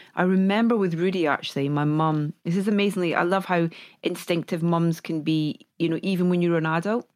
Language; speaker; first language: English; native; English